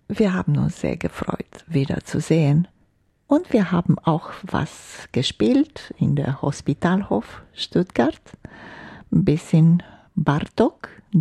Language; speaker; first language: German; non-native, fluent; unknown